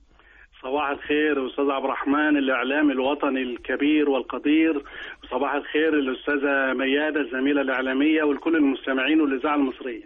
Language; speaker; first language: Arabic; native; Arabic